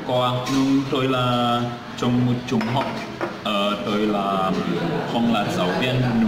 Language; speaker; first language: Vietnamese; non-native, learner; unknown